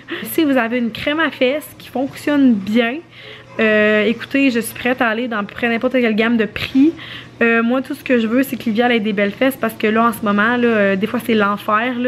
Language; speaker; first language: French; native; French